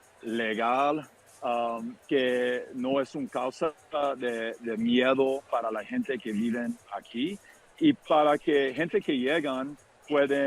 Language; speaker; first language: Spanish; non-native, fluent; English